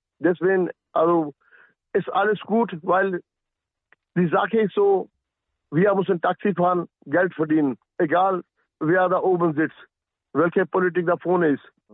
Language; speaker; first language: German; non-native, fluent; Punjabi